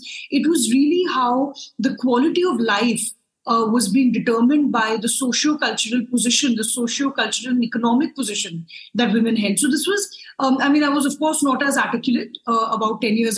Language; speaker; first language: English; non-native, local second language; Hindi